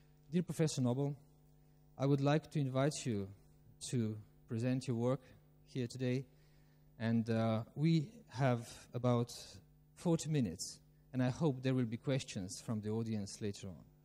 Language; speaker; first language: English; non-native, fluent; Slovenian